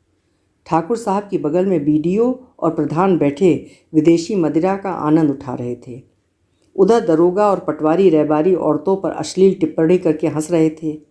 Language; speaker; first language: Hindi; native; Hindi